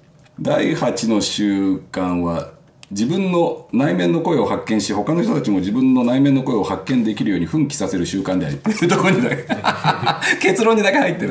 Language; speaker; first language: Japanese; native; Japanese